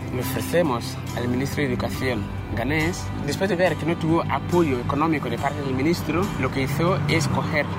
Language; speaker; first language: Spanish; non-native, fluent; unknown